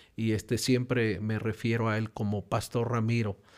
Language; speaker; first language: Spanish; native; Spanish